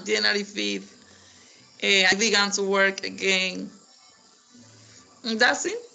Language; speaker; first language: English; non-native, learner; Spanish